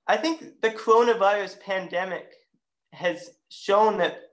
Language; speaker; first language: English; native; English